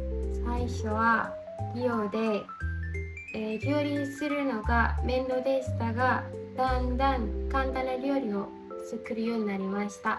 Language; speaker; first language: Japanese; non-native, learner; Indonesian